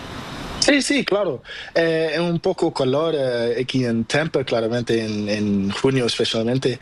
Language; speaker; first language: Spanish; non-native, learner; Portuguese